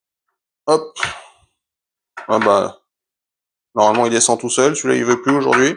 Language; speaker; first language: French; native; French